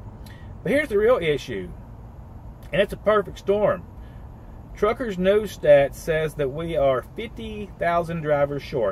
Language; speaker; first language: English; native; English